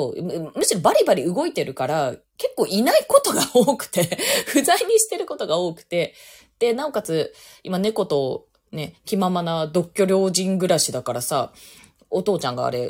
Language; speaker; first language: Japanese; native; Japanese